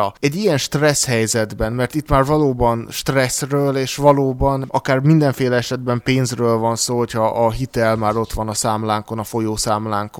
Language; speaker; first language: Hungarian; native; Hungarian